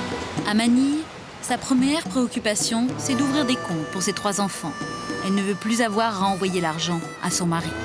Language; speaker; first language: French; native; French